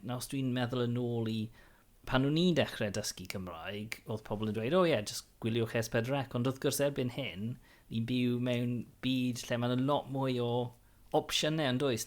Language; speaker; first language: Welsh; non-native, local second language; English